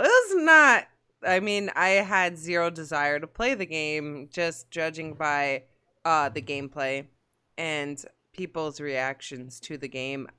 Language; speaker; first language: English; native; English